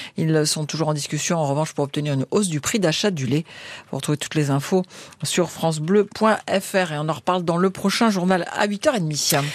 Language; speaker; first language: French; native; French